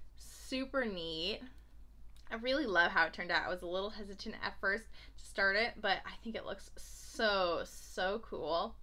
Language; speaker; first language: English; native; English